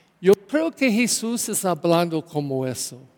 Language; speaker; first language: Spanish; non-native, learner; English